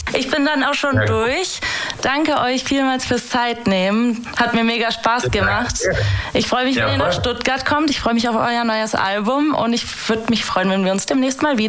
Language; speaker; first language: German; native; German